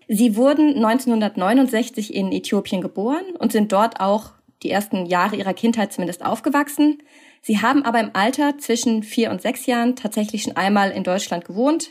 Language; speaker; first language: German; native; German